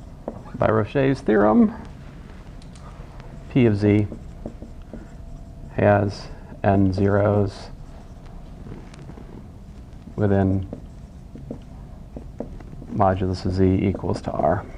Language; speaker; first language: English; native; English